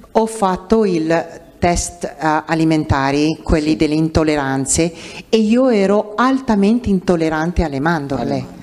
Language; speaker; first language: Italian; non-native, fluent; English